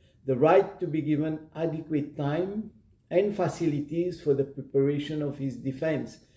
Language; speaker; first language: English; non-native, local second language; Morisyen